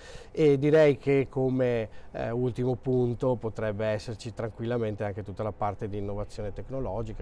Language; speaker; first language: Italian; native; Italian